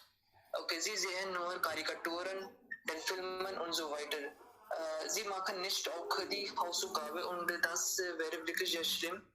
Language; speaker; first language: German; non-native, learner; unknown